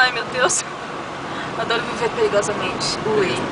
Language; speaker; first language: Portuguese; native; Portuguese